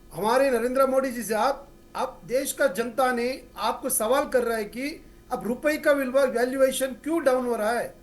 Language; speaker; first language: Hindi; non-native, local second language; Telugu